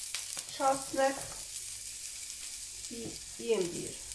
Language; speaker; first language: Polish; non-native, learner; Chinese